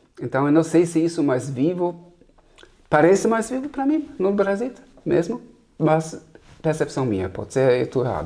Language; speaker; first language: Portuguese; non-native, fluent; German